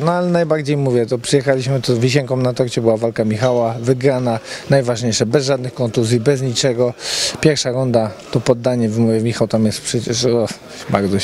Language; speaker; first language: Polish; native; Polish